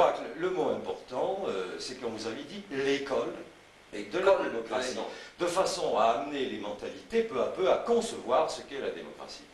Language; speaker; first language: French; native; French